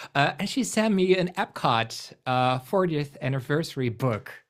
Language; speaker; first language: English; non-native, fluent; Dutch